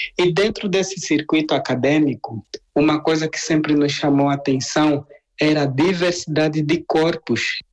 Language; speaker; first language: Portuguese; native; Portuguese